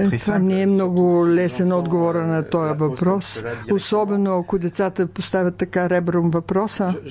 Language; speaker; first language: Bulgarian; native; Bulgarian